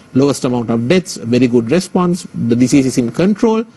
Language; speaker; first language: English; non-native, local second language; Sinhala